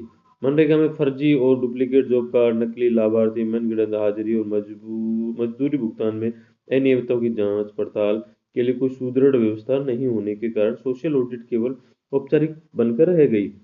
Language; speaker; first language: Hindi; native; Hindi